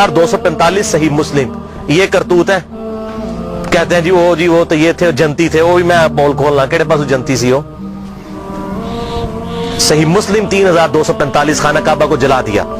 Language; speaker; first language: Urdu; non-native, local second language; Punjabi